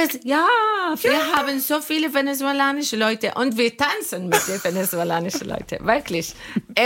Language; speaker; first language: German; non-native, learner; Arabic